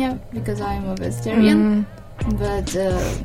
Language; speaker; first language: English; non-native, learner; Korean